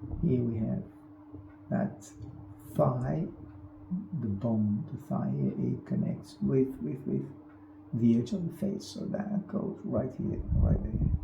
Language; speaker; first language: English; non-native, fluent; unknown